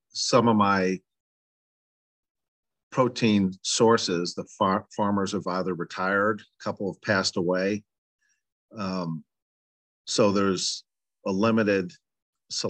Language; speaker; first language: English; native; English